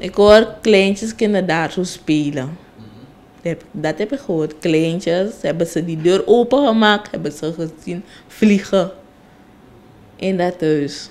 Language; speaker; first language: Dutch; non-native, local second language; Sranan Tongo